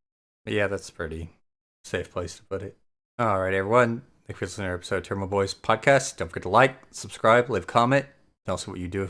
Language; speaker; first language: English; native; English